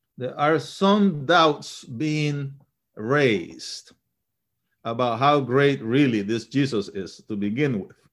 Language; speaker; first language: English; early bilingual, other home language; Spanish